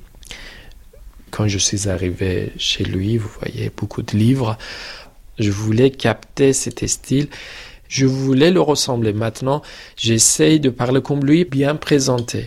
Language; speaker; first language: French; non-native, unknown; Persian